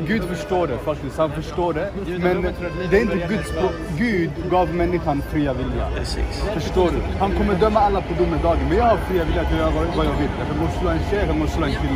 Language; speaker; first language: Swedish; non-native, fluent; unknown